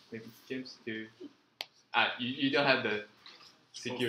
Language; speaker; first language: English; non-native, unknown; Chinese